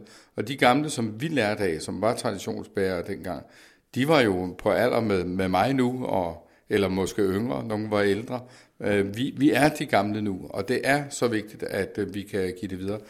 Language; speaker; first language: Danish; native; Danish